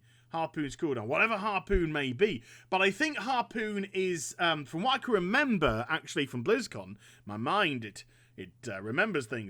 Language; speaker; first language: English; native; English